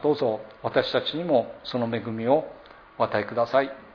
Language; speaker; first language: Japanese; native; Japanese